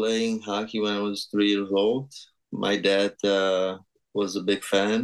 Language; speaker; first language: English; non-native, fluent; Czech